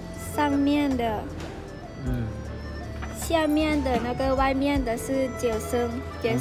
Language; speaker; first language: Chinese; non-native, learner; Lao